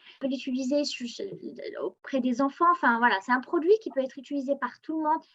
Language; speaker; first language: French; non-native, local second language; Arabic